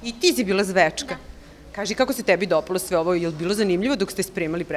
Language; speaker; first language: Croatian; native; Croatian